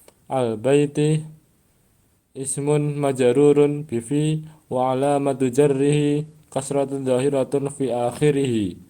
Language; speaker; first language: Arabic; non-native, learner; Indonesian